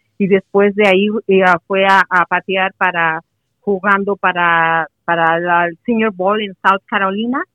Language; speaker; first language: Spanish; native; Spanish